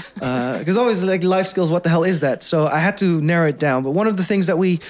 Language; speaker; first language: English; non-native, fluent; Dutch